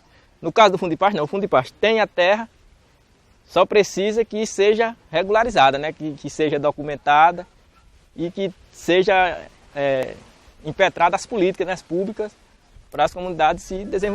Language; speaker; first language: Portuguese; native; Portuguese